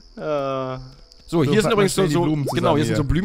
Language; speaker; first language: German; native; German